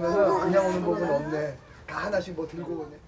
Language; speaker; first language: Korean; native; Korean